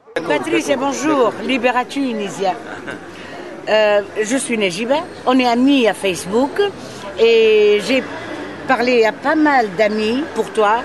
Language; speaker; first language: French; non-native, local second language; Arabic